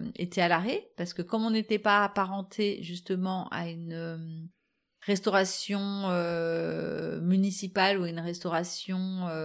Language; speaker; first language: French; native; French